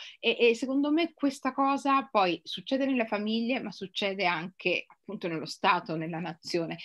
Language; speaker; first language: Italian; native; Italian